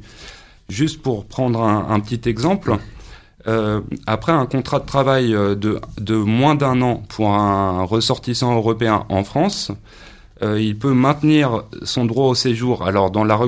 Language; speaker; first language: French; native; French